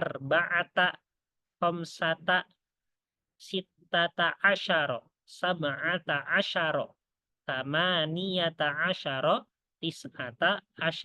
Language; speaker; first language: Arabic; non-native, fluent; Indonesian